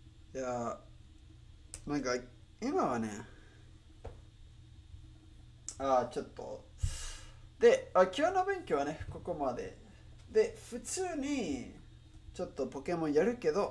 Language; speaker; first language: Japanese; non-native, learner; Spanish